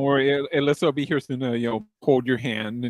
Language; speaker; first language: English; native; English